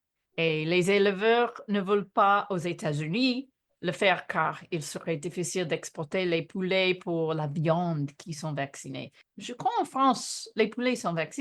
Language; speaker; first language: French; non-native, fluent; English